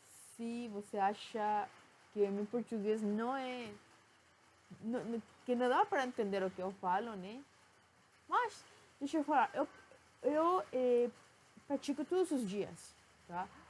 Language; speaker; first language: Portuguese; non-native, fluent; Spanish